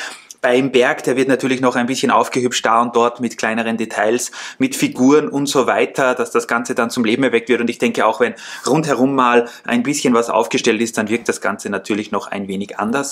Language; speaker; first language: German; native; German